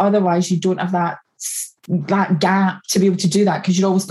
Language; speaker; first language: English; native; English